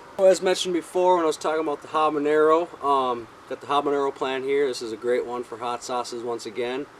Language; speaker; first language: English; native; English